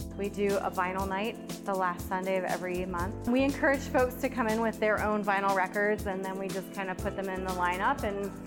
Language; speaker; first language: English; native; English